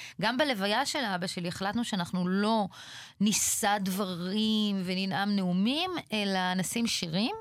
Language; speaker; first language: Hebrew; native; Hebrew